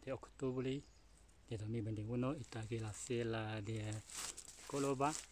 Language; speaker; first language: Spanish; non-native, learner; Chinese